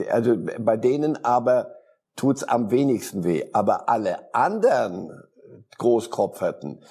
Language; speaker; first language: German; early bilingual, other home language; Polish